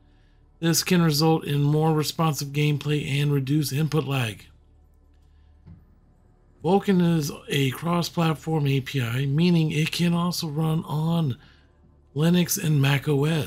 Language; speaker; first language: English; native; English